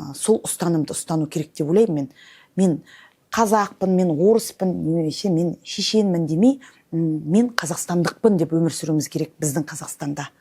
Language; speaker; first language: Kazakh; native; Kazakh